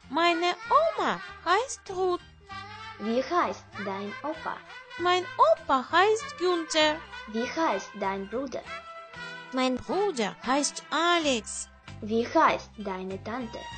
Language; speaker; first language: German; non-native, learner; Russian